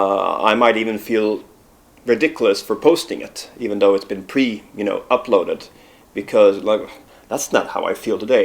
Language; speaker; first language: English; non-native, fluent; Swedish